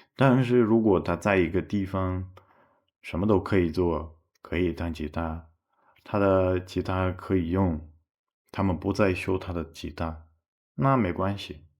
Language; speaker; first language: Chinese; non-native, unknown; Portuguese